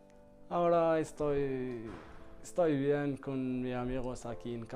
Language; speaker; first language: Spanish; non-native, learner; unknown